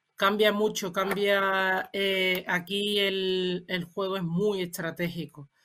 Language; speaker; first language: Spanish; native; Spanish